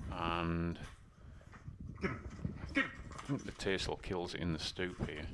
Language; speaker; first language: English; native; English